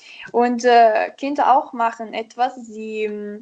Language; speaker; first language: German; non-native, learner; Italian